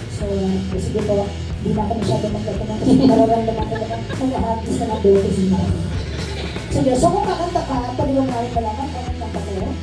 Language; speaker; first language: Filipino; non-native, local second language; Iloko